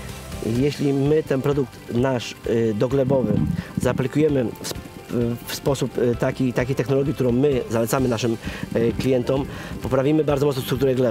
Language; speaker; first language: Polish; native; Polish